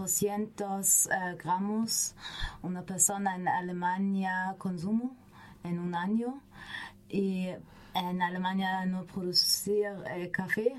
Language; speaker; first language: Spanish; non-native, learner; German